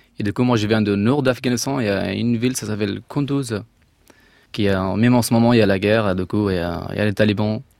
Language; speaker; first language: French; non-native, fluent; Persian